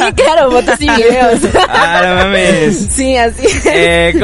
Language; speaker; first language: Spanish; native; Spanish